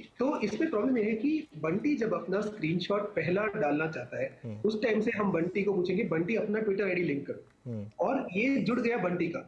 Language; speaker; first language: Hindi; non-native, local second language; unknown